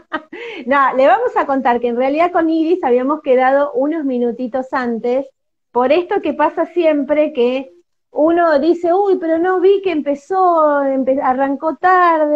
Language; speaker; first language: Spanish; native; Spanish